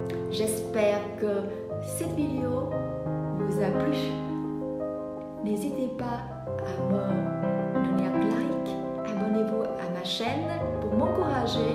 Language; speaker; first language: French; non-native, fluent; Vietnamese